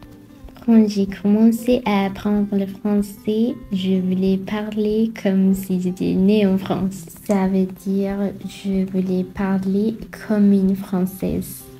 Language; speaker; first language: French; non-native, fluent; Sinhala